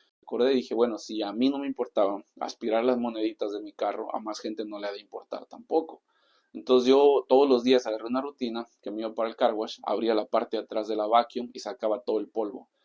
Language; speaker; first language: Spanish; native; Spanish